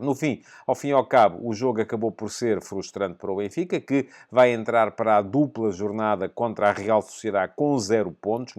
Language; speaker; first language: Portuguese; native; Portuguese